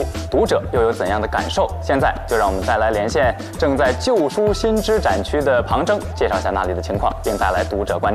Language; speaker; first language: Chinese; native; Chinese